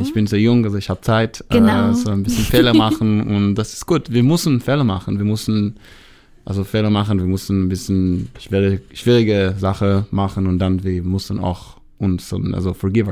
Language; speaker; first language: German; non-native, learner; Hebrew